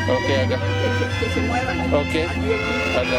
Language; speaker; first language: Spanish; non-native, learner; Amharic